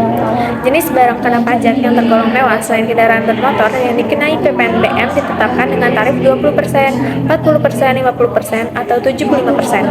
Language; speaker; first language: Indonesian; native; Indonesian